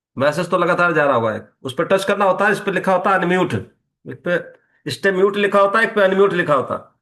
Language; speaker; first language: Hindi; native; Hindi